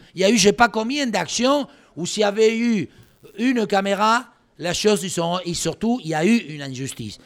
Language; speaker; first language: French; non-native, fluent; Spanish